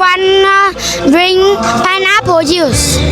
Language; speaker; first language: English; non-native, learner; Vietnamese